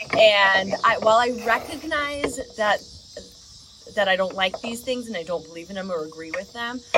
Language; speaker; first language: English; early bilingual, other home language; Serbian